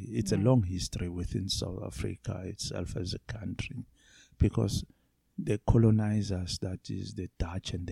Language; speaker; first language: English; non-native, local second language; Zulu